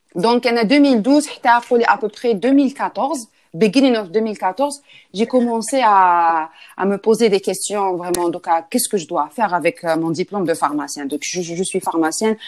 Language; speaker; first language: French; non-native, local second language; Arabic